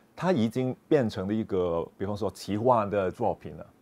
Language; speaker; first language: Chinese; non-native, local second language; Cantonese